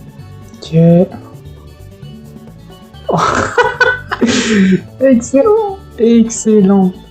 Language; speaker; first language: French; native; French